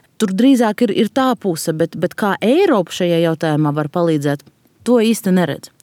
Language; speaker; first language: Latvian; non-native, local second language; Russian